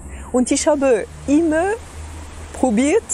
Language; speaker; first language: German; non-native, fluent; French